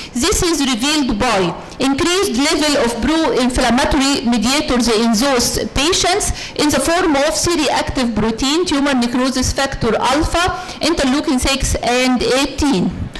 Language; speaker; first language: English; non-native, fluent; Arabic